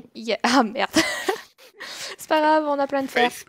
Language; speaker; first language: French; native; French